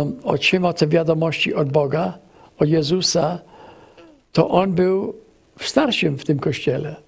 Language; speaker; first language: Polish; early bilingual, heritage; English